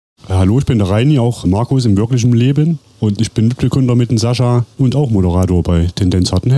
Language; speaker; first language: German; native; German